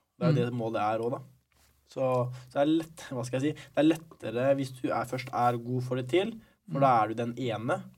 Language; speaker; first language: Norwegian; early bilingual, other home language; Arabic